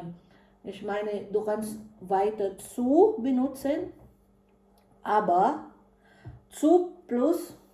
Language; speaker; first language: German; non-native, fluent; Filipino